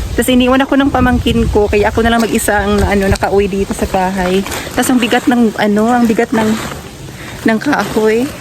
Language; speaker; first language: Filipino; non-native, local second language; Cebuano